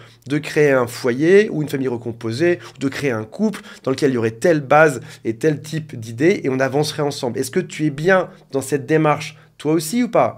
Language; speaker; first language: French; native; French